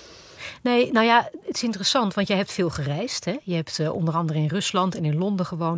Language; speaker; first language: Dutch; native; Dutch